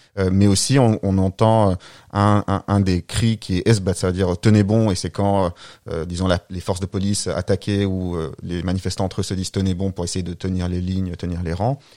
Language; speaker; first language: French; non-native, fluent; Arabic